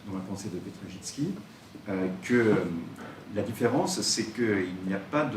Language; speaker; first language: French; native; French